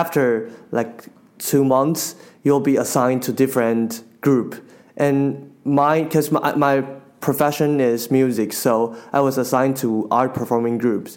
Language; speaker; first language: English; non-native, fluent; Chinese